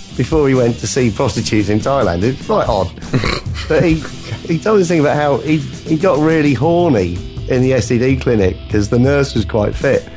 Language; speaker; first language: English; native; English